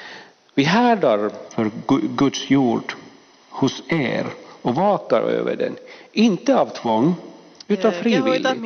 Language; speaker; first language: Swedish; non-native, fluent; Finnish